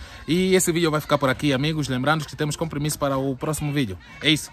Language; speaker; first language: Portuguese; native; Portuguese